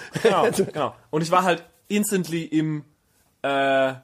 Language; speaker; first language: German; native; German